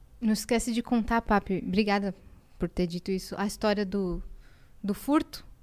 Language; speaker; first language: Portuguese; native; Portuguese